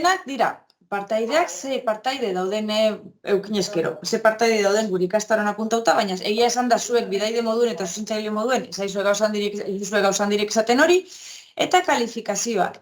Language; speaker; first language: Basque; native; Basque